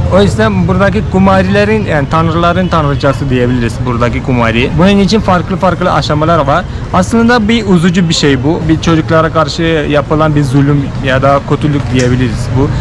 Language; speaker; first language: Turkish; non-native, fluent; Hindi